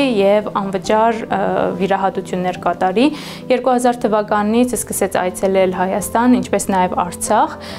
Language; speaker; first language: Armenian; early bilingual, heritage; Armenian